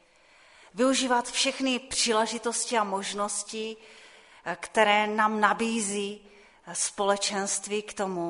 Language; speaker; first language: Czech; non-native, local second language; Polish